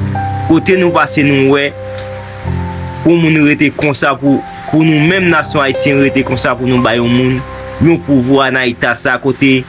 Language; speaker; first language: Haitian Creole; native; Haitian Creole